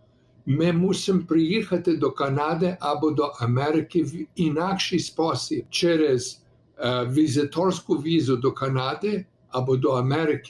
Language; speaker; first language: Ukrainian; early bilingual, heritage; Ukrainian